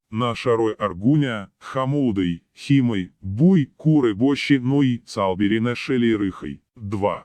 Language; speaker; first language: Russian; non-native, local second language; Chechen